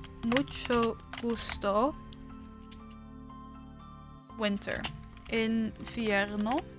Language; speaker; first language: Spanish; non-native, learner; English